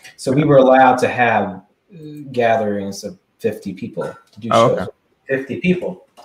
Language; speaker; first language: English; non-native, fluent; Swedish